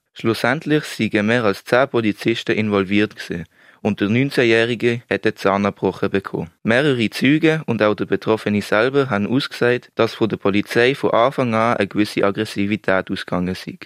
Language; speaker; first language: German; native; German